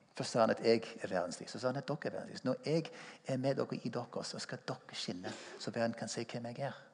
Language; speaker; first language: Norwegian; non-native, fluent; English